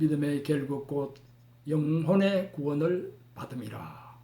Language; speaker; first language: Korean; native; Korean